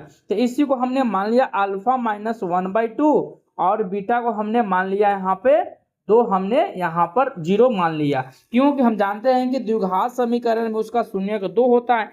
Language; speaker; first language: Hindi; native; Hindi